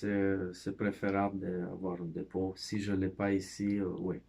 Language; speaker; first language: French; non-native, fluent; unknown